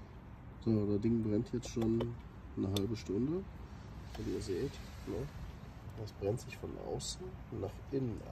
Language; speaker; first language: German; native; German